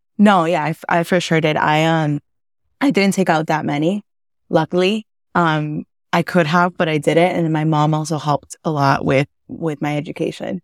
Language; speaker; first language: English; early bilingual, other home language; Spanish